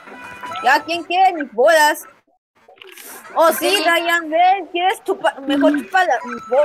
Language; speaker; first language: Spanish; native; Spanish